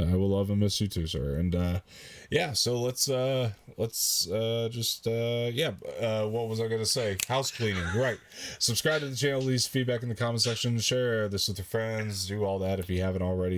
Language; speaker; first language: English; native; English